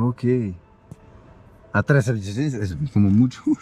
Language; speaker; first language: Spanish; non-native, learner; French